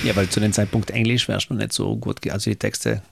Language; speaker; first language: German; native; German